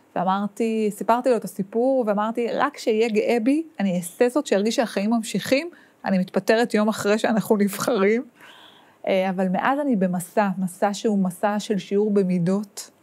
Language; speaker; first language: Hebrew; native; Hebrew